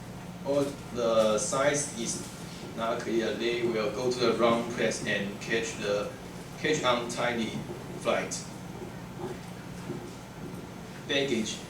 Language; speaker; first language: English; non-native, learner; Chinese